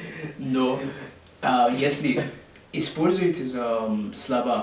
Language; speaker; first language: Russian; non-native, learner; English